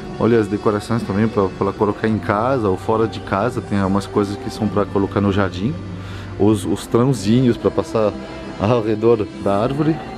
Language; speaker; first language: Portuguese; native; Portuguese